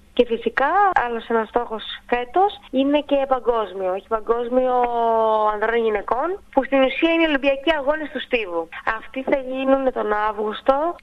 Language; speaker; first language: Greek; native; Greek